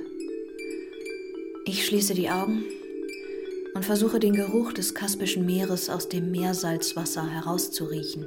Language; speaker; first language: German; non-native, fluent; Persian